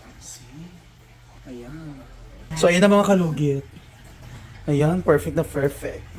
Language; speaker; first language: Filipino; non-native, local second language; Cebuano